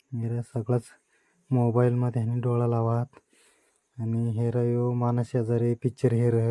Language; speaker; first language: Marathi; non-native, local second language; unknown